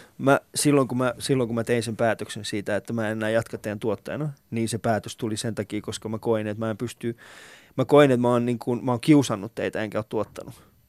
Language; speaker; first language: Finnish; early bilingual, other home language; Persian